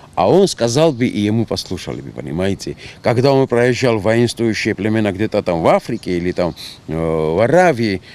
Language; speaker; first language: Russian; non-native, local second language; Georgian